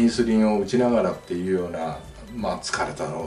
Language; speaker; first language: Japanese; native; Japanese